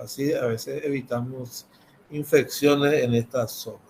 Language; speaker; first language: Spanish; native; Spanish